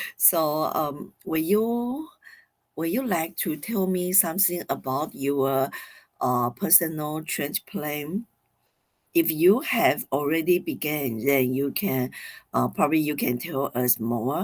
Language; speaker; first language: English; non-native, fluent; Chinese